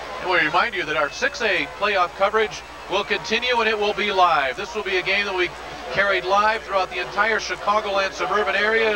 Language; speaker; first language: English; native; English